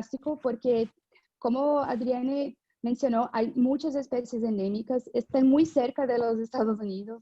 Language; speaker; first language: Spanish; non-native, fluent; Portuguese